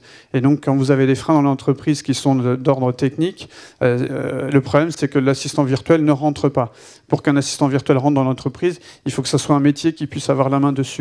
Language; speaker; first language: French; native; French